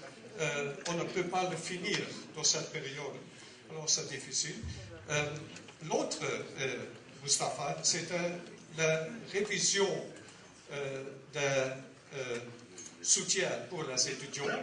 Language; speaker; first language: French; non-native, learner; Dutch